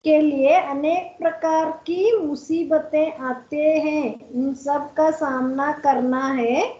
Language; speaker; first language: Hindi; non-native, local second language; Kannada